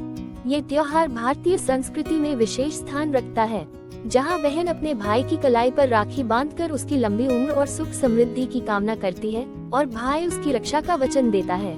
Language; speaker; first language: Hindi; native; Hindi